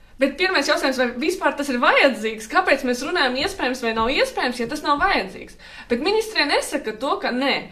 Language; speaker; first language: Latvian; non-native, local second language; Russian